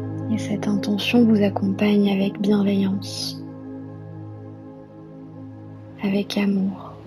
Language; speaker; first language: French; native; French